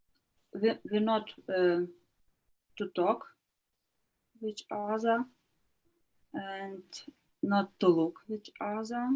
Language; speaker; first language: English; non-native, learner; Ukrainian